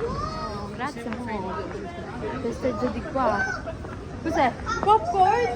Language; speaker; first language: Italian; non-native, learner; Filipino